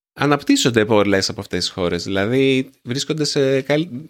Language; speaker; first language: Greek; native; Greek